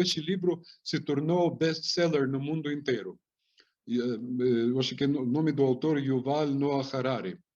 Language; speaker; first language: Portuguese; non-native, fluent; Hebrew